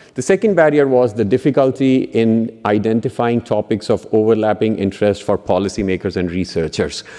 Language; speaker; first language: English; non-native, local second language; Punjabi